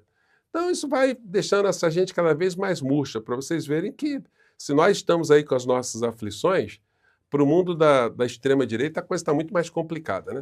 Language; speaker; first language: Portuguese; native; Portuguese